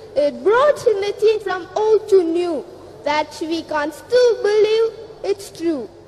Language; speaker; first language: English; non-native, local second language; Tamil